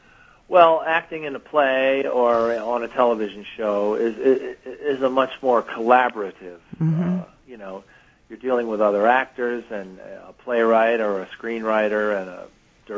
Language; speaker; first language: English; native; English